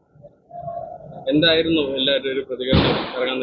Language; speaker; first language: Malayalam; native; Malayalam